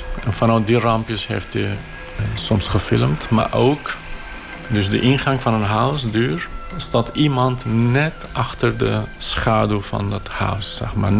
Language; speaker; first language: Dutch; non-native, fluent; Kurdish